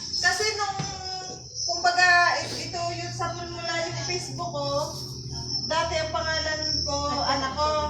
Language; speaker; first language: Filipino; non-native, local second language; Cebuano